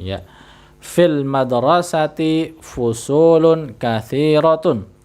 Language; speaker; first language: Arabic; non-native, fluent; Indonesian